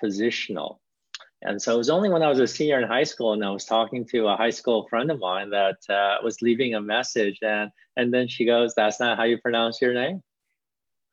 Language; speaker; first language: English; early bilingual, other home language; Korean